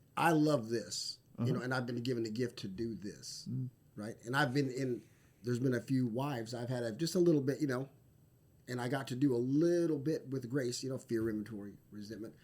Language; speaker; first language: English; native; English